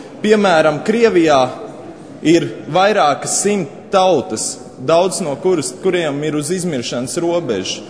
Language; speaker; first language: Latvian; native; Latvian